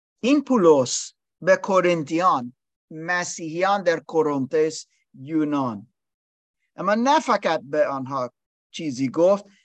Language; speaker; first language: Persian; non-native, learner; English